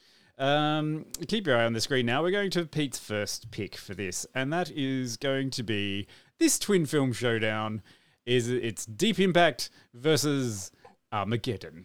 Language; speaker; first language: English; native; English